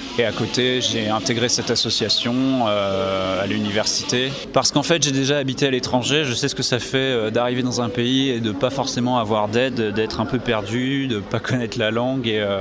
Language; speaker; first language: French; native; French